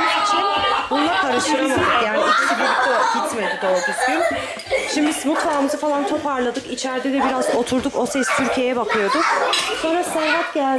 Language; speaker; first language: Turkish; native; Turkish